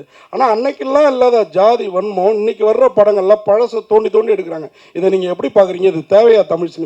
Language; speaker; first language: Tamil; native; Tamil